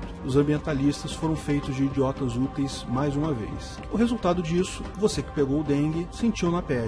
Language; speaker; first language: Portuguese; native; Portuguese